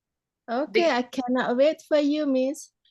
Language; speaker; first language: English; non-native, learner; Indonesian